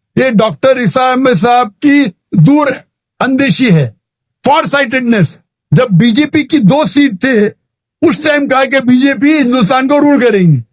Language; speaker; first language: Urdu; non-native, local second language; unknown